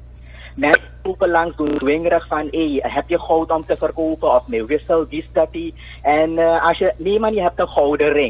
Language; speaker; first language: Dutch; native; Dutch